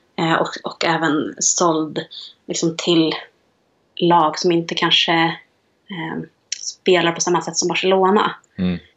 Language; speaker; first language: Swedish; native; Swedish